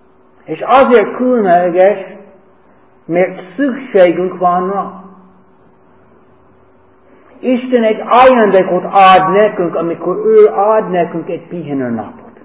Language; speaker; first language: Hungarian; non-native, learner; English